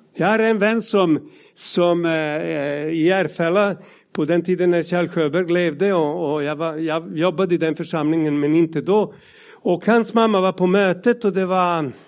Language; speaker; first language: Swedish; non-native, fluent; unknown